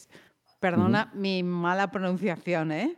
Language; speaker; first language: Spanish; native; Spanish